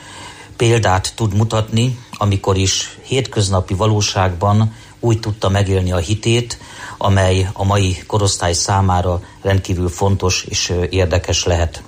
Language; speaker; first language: Hungarian; native; Hungarian